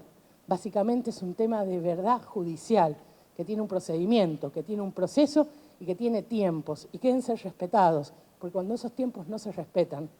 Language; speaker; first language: Spanish; native; Spanish